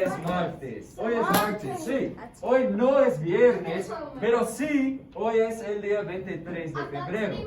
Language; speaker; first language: Spanish; non-native, fluent; English